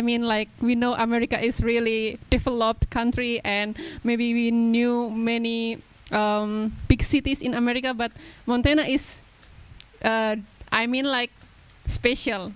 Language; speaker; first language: English; non-native, local second language; Indonesian